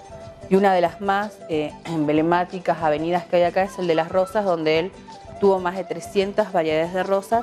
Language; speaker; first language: Spanish; native; Spanish